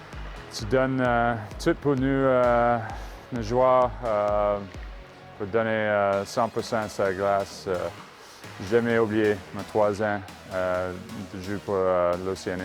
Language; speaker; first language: French; non-native, learner; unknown